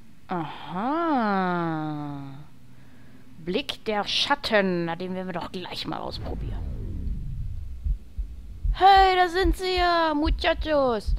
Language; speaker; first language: German; native; German